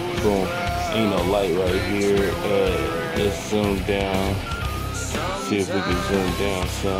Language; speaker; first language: English; native; English